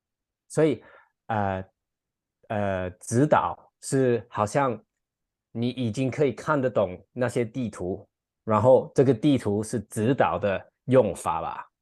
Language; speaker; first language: Chinese; non-native, fluent; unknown